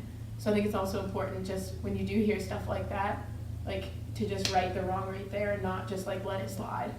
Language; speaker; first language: English; native; English